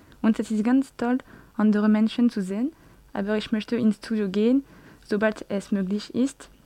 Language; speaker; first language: German; non-native, learner; French